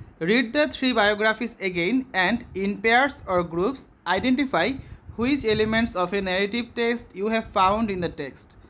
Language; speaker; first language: English; non-native, local second language; Bangla